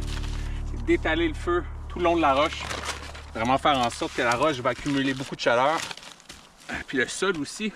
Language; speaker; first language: French; native; French